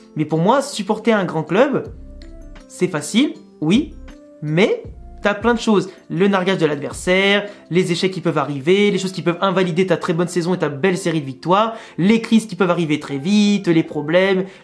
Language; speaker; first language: French; native; French